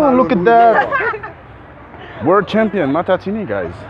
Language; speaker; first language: English; non-native, learner; French